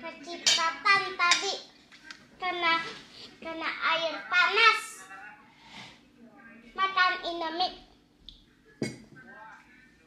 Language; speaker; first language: Indonesian; early bilingual, heritage; Indonesian